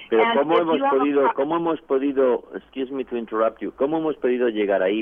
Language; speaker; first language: Spanish; native; Spanish